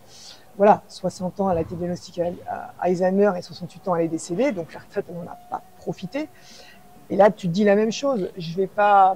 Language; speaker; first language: French; native; French